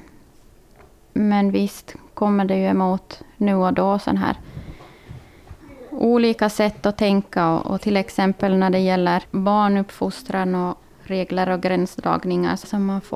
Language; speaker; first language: Swedish; native; Swedish